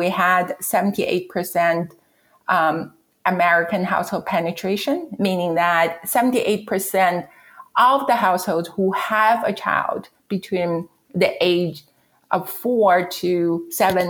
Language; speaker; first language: English; non-native, fluent; Chinese